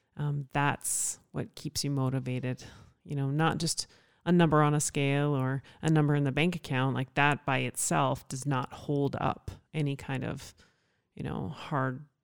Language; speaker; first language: English; native; English